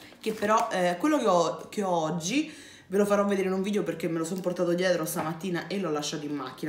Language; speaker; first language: Italian; native; Italian